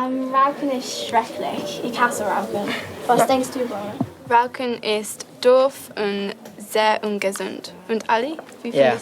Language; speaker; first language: German; non-native, learner; English